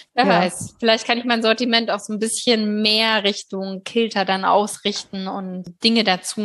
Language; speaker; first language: German; native; German